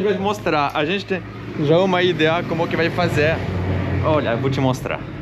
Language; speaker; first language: Portuguese; non-native, fluent; French